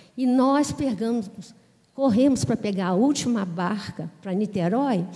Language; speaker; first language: Portuguese; native; Portuguese